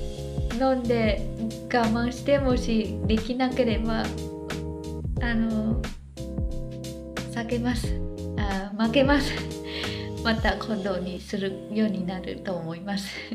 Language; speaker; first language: Japanese; non-native, learner; Khmer